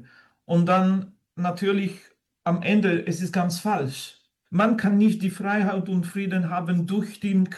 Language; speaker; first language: German; non-native, fluent; French